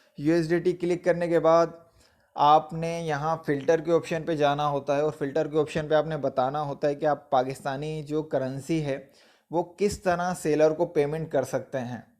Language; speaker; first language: Hindi; non-native, local second language; Punjabi